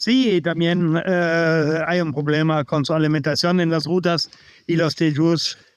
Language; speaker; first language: Spanish; non-native, learner; German